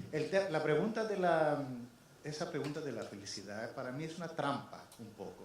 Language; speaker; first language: Spanish; non-native, fluent; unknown